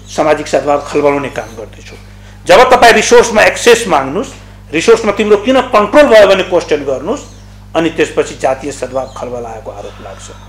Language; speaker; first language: Nepali; non-native, local second language; Maithili